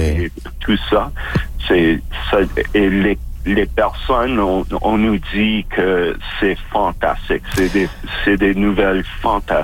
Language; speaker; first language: French; non-native, local second language; English